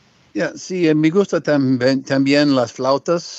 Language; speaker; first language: Spanish; non-native, learner; English